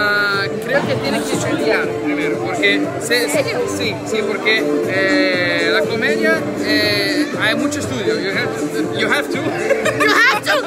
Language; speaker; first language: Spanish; non-native, learner; Portuguese